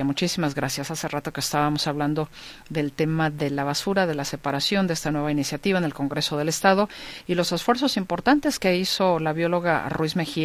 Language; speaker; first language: Spanish; native; Spanish